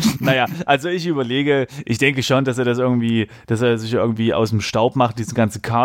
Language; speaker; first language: German; native; German